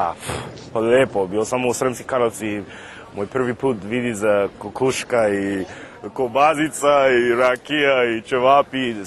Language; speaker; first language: Serbian; non-native, learner; English